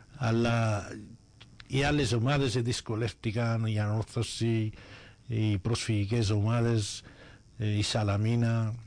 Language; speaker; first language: Greek; early bilingual, heritage; Greek